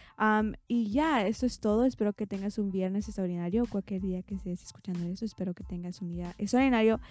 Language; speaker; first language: Spanish; early bilingual, heritage; Spanish